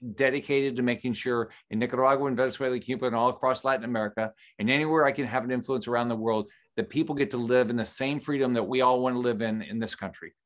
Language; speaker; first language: English; native; English